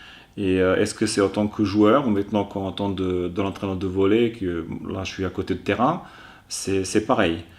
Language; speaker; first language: French; non-native, fluent; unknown